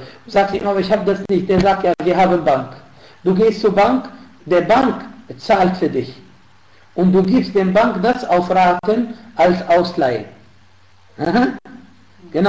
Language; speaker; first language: German; non-native, fluent; Arabic